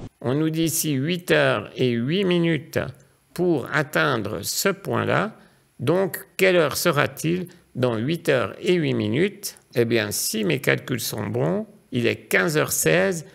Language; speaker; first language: French; native; French